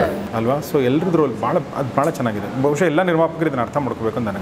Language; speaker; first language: Kannada; native; Kannada